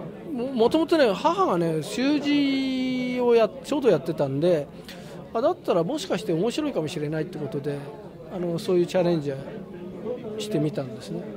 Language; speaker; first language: Japanese; native; Japanese